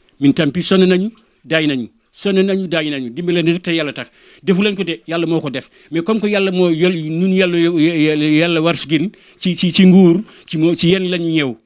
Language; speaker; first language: Wolof; non-native, local second language; Fula